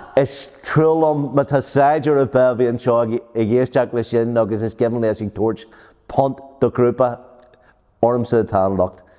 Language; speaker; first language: Irish; non-native, local second language; English